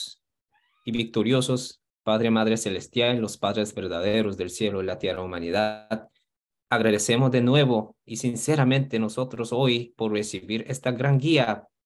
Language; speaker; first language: Spanish; non-native, fluent; Korean